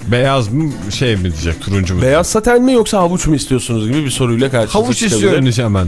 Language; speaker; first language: Turkish; native; Turkish